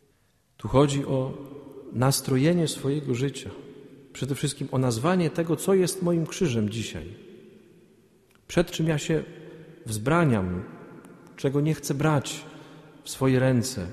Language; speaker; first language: Polish; native; Polish